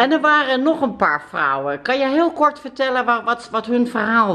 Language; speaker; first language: Dutch; native; Dutch